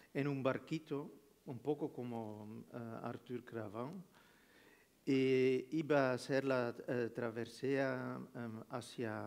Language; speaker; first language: Spanish; non-native, fluent; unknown